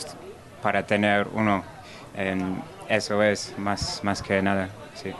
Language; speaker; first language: Spanish; non-native, learner; English